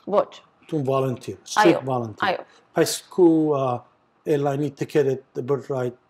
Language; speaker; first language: Armenian; early bilingual, heritage; Armenian